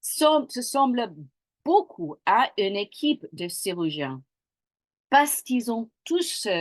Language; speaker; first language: French; non-native, fluent; English